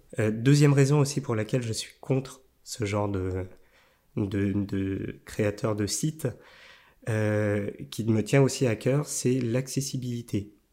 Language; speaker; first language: French; native; French